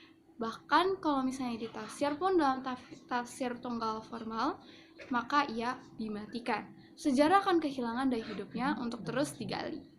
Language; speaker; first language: Indonesian; native; Indonesian